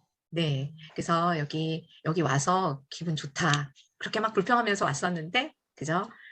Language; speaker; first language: Korean; native; Korean